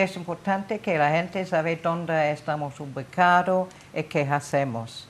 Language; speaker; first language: Spanish; non-native, learner; English